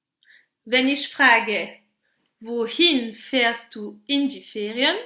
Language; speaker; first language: German; non-native, local second language; French